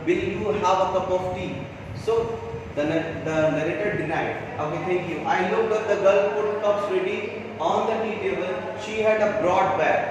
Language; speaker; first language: English; non-native, local second language; Hindi